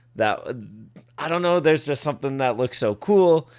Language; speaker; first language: English; native; English